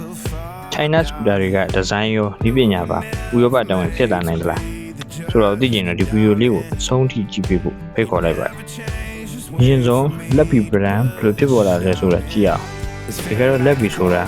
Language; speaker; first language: Burmese; native; Burmese